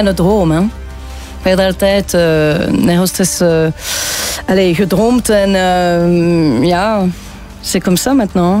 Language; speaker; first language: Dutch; non-native, local second language; French